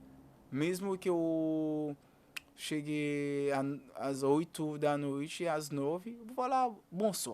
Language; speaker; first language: Portuguese; non-native, fluent; Haitian Creole